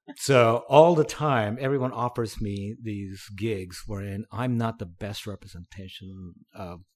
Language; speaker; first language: English; non-native, local second language; Filipino